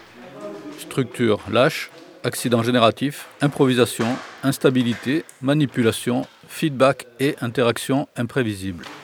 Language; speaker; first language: French; native; French